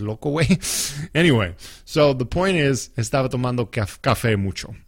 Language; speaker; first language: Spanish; non-native, fluent; English